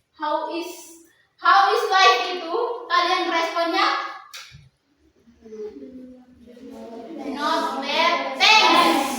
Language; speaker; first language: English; non-native, learner; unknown